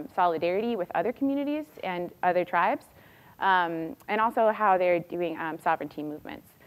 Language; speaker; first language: English; native; English